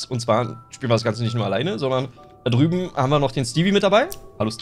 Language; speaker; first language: German; native; German